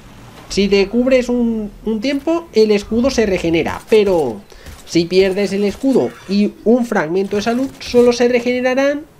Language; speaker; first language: Spanish; native; Spanish